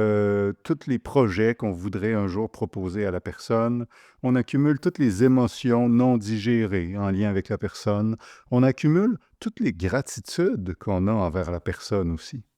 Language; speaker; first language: French; native; French